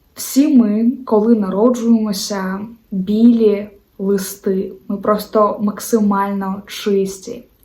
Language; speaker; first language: Ukrainian; non-native, local second language; Russian